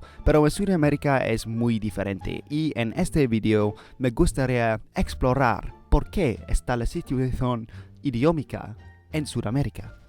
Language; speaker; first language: Spanish; non-native, learner; English